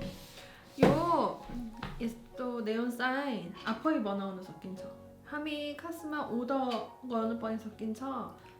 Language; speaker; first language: Nepali; non-native, learner; Korean